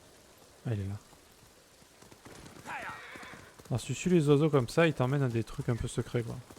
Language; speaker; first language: French; native; French